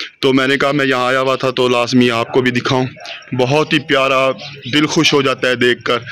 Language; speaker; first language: Urdu; non-native, local second language; Saraiki